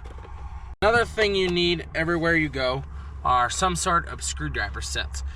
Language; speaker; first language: English; native; English